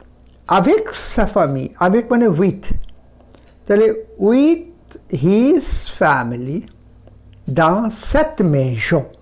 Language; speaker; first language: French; non-native, fluent; Bangla